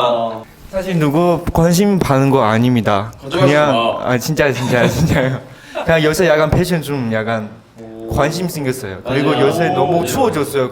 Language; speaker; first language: Korean; non-native, learner; Chinese